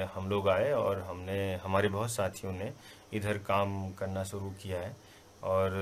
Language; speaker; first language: Hindi; non-native, local second language; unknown